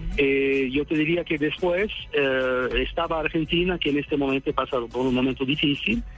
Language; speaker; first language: Spanish; non-native, fluent; Swedish